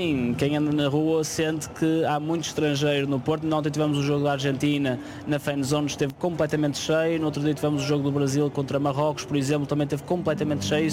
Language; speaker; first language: Portuguese; native; Portuguese